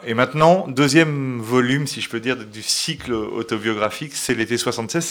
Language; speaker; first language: French; native; French